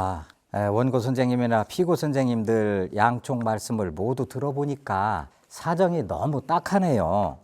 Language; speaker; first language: Korean; native; Korean